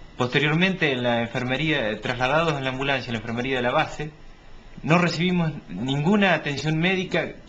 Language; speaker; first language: Spanish; native; Spanish